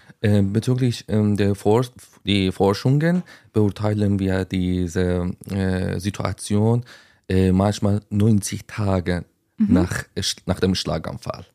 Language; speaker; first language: German; non-native, fluent; Azerbaijani